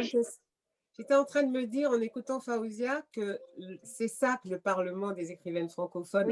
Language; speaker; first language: French; native; French